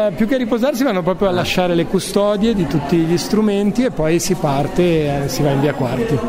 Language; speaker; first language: Italian; native; Italian